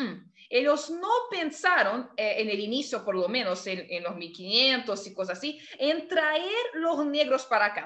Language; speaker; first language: Spanish; non-native, fluent; Portuguese